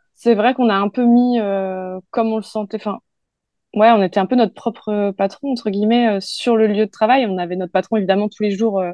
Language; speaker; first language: French; native; French